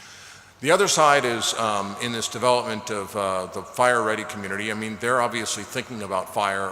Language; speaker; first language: English; native; English